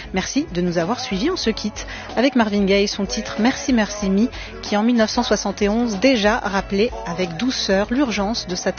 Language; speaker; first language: French; native; French